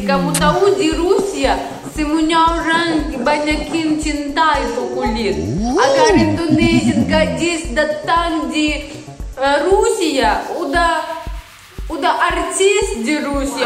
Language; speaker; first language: Indonesian; non-native, learner; Russian